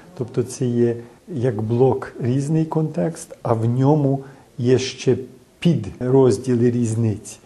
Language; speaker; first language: Ukrainian; early bilingual, heritage; Ukrainian